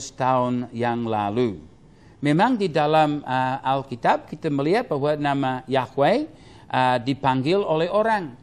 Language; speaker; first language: Indonesian; non-native, fluent; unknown